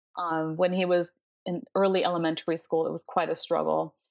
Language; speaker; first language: English; early bilingual, other home language; Spanish